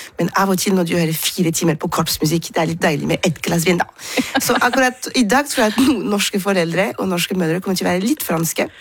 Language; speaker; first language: Norwegian; non-native, fluent; French